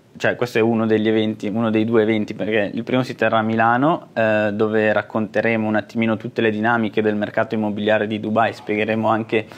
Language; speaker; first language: Italian; native; Italian